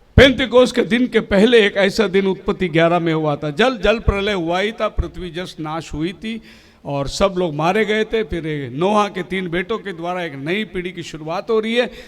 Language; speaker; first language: Hindi; non-native, local second language; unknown